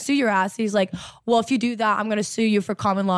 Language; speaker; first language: English; native; English